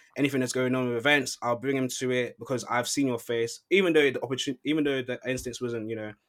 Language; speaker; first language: English; native; English